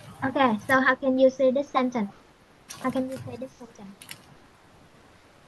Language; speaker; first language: English; non-native, fluent; Vietnamese